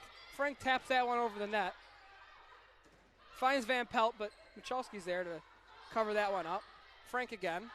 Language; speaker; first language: English; native; English